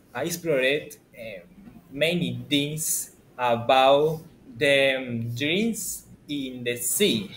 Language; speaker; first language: English; non-native, learner; Spanish